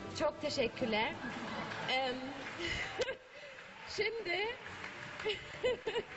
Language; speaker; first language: Turkish; non-native, learner; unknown